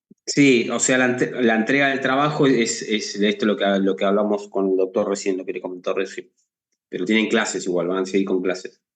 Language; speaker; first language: Spanish; native; Spanish